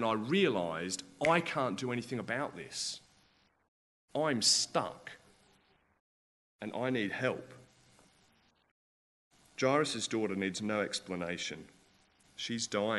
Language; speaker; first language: English; native; English